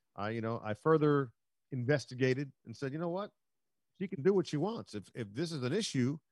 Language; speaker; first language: English; native; English